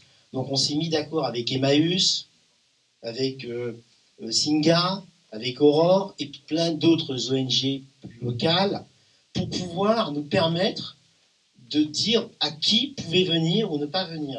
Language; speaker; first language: French; native; French